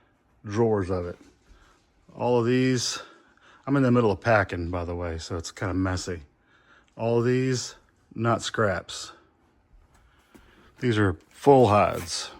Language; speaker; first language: English; native; English